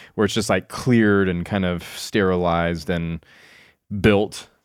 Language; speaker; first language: English; native; English